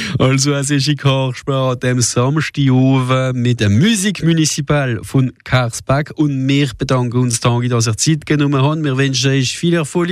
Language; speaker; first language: German; non-native, local second language; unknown